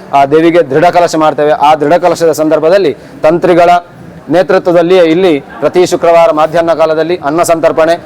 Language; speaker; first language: Kannada; native; Kannada